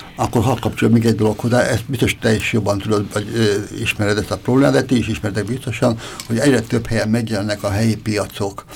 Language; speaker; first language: Hungarian; native; Hungarian